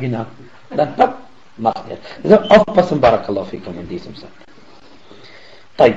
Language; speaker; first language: German; non-native, fluent; Arabic